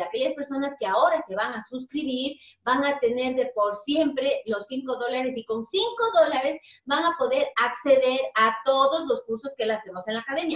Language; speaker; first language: Spanish; native; Spanish